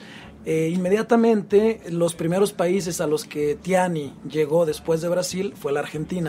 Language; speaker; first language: Spanish; native; Spanish